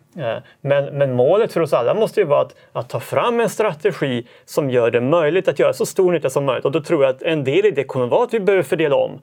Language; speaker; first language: Swedish; native; Swedish